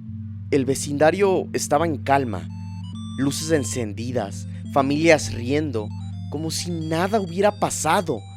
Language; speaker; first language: Spanish; native; Spanish